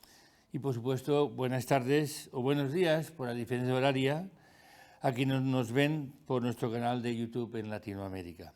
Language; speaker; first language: Spanish; native; Spanish